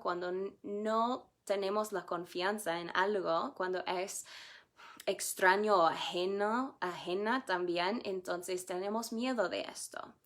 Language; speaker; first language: Spanish; non-native, fluent; English